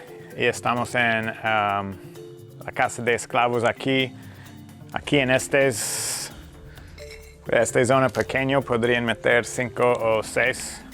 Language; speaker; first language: Spanish; non-native, fluent; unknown